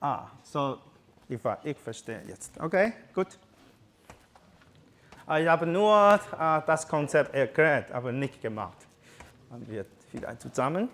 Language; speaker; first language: German; non-native, learner; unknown